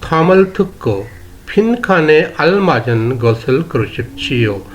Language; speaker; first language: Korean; non-native, learner; Urdu